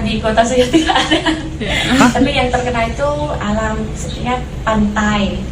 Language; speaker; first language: Indonesian; non-native, learner; Thai